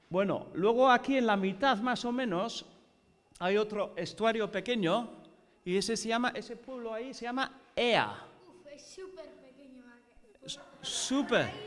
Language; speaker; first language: Spanish; non-native, fluent; English